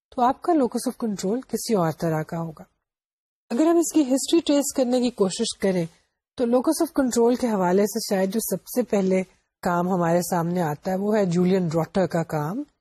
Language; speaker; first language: Urdu; native; Urdu